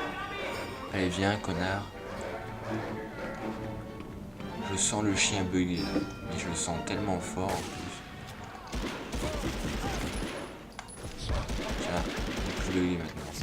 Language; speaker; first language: French; native; French